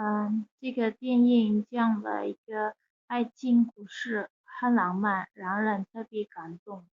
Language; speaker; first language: Chinese; non-native, learner; Indonesian